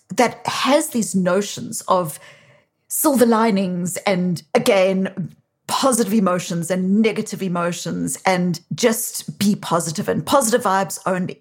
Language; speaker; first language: English; native; English